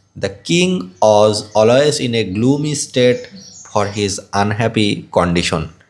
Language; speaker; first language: English; non-native, local second language; Bangla